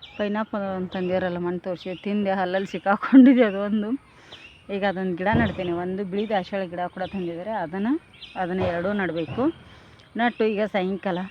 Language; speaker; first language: Kannada; native; Kannada